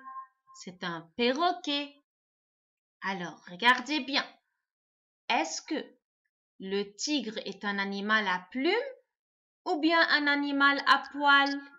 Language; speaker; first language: French; non-native, local second language; Arabic